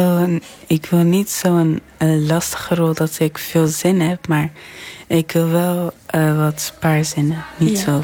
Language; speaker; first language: Dutch; early bilingual, other home language; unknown